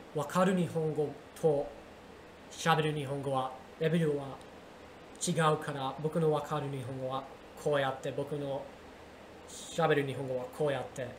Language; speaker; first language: Japanese; non-native, learner; English